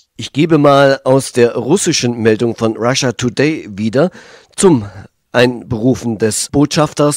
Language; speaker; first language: German; native; German